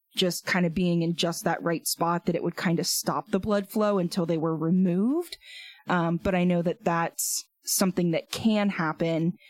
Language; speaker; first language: English; native; English